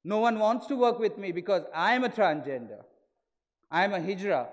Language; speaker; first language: Hindi; non-native, local second language; Marathi